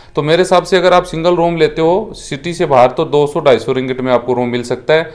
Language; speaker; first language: Hindi; native; Hindi